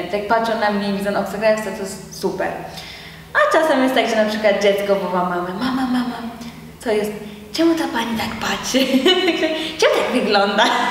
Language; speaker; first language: Polish; non-native, learner; Persian